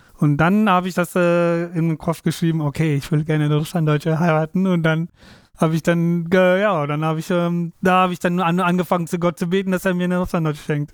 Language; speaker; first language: German; non-native, fluent; Tamil